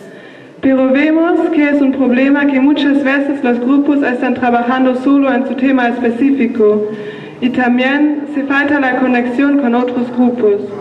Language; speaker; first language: Spanish; non-native, learner; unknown